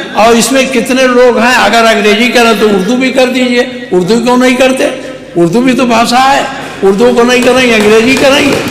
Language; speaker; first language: Hindi; native; Hindi